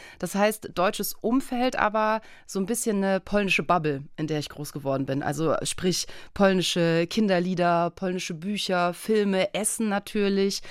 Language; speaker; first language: German; early bilingual, other home language; Polish